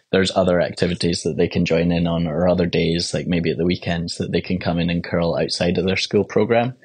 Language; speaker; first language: English; native; English